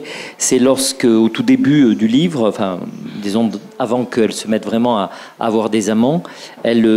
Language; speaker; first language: French; native; French